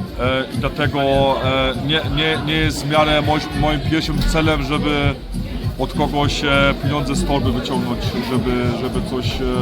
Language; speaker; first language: Polish; early bilingual, heritage; Polish